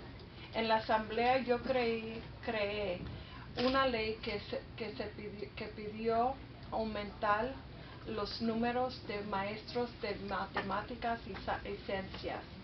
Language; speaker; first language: Spanish; early bilingual, heritage; Spanish